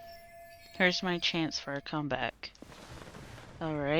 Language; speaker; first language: English; native; English